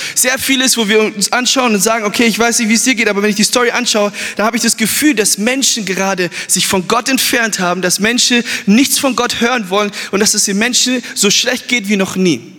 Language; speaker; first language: German; early bilingual, other home language; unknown